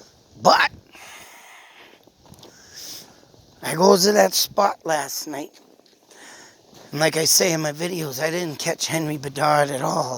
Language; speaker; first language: English; native; English